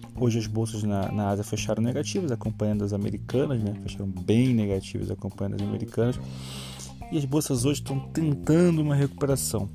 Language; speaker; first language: Portuguese; native; Portuguese